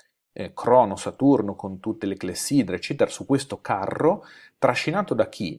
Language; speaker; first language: Italian; native; Italian